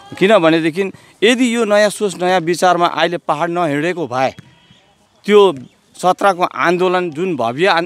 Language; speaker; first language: Nepali; native; Nepali